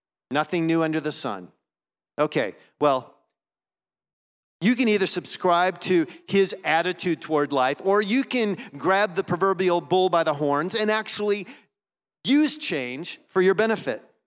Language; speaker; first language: English; native; English